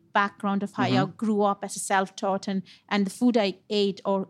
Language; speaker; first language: English; non-native, local second language; Punjabi